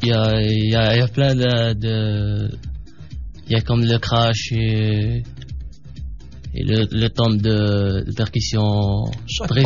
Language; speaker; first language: French; non-native, local second language; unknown